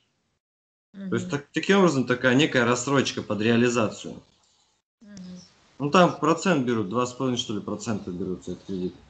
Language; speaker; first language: Russian; native; Russian